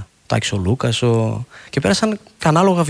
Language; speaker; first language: Greek; native; Greek